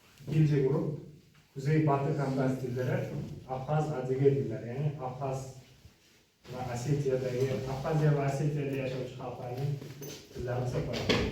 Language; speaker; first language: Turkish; non-native, learner; Uzbek